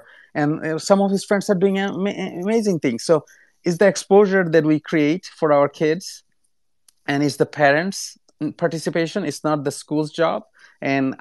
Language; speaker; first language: English; non-native, local second language; Bangla